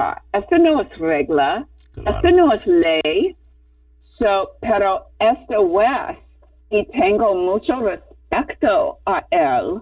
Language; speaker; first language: Spanish; non-native, fluent; English